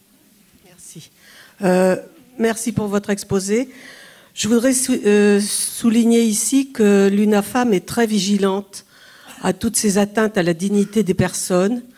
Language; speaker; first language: French; native; French